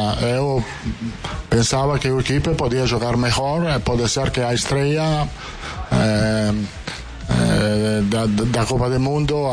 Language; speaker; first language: Portuguese; non-native, fluent; Italian